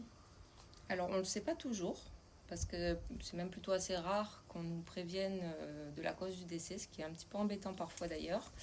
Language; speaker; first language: French; native; French